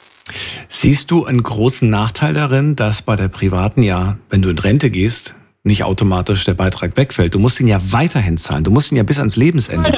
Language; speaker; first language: German; native; German